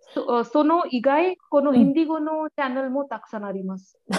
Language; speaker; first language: Japanese; non-native, learner; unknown